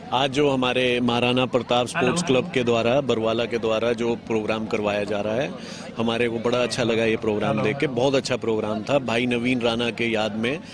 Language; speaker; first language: Hindi; native; Hindi